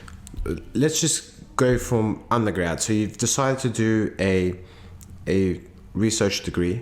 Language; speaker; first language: English; native; English